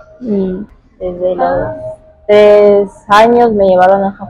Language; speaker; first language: Spanish; early bilingual, heritage; Spanish